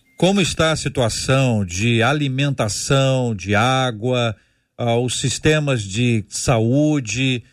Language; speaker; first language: Portuguese; native; Portuguese